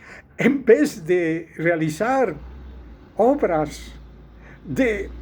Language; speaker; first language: Spanish; native; Spanish